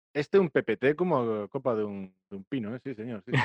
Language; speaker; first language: Spanish; non-native, local second language; Galician